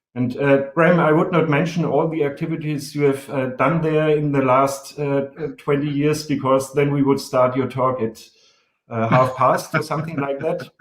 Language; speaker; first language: English; non-native, fluent; German